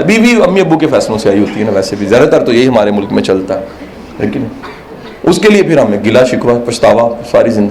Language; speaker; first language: Urdu; native; Urdu